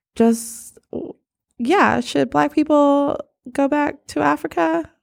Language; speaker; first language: English; early bilingual, other home language; Krio